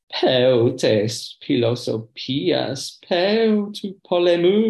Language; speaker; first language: Greek; non-native, learner; English